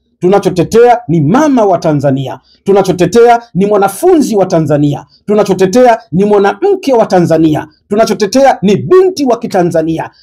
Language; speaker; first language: Swahili; native; Swahili